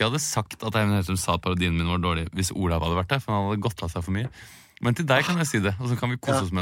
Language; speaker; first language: Norwegian; native; Norwegian